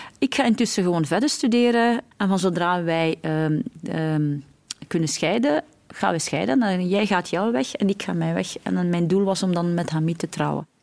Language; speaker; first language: Dutch; early bilingual, other home language; Arabic